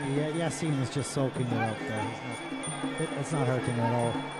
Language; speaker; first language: English; native; English